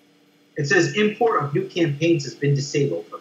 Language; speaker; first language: English; native; English